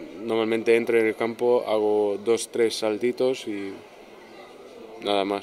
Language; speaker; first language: Spanish; non-native, fluent; German